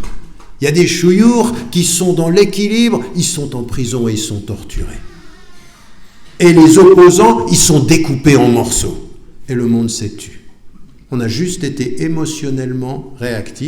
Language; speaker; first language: French; native; French